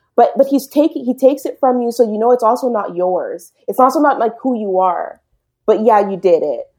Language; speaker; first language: English; native; English